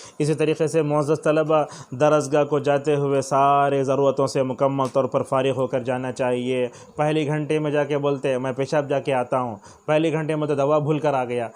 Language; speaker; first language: Urdu; native; Urdu